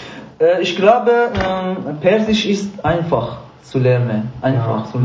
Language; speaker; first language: German; non-native, learner; Persian